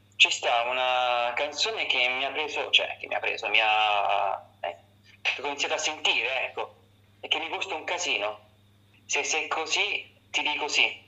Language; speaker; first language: Italian; native; Italian